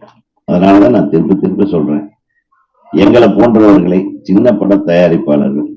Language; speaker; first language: Tamil; native; Tamil